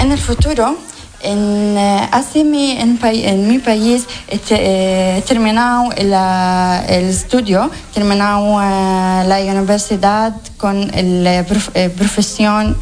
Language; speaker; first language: Spanish; non-native, learner; Arabic